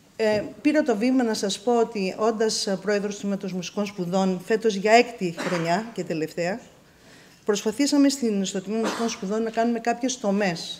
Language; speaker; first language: Greek; native; Greek